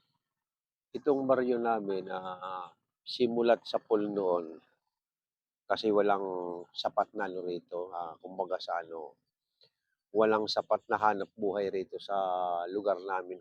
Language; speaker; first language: Filipino; native; Filipino